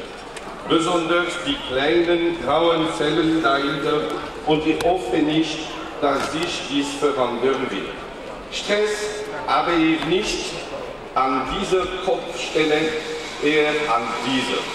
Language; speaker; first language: German; non-native, learner; French